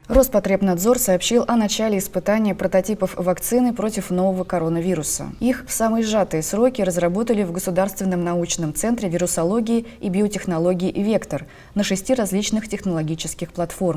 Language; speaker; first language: Russian; native; Russian